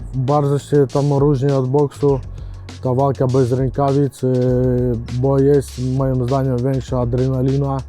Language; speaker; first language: Polish; non-native, fluent; Ukrainian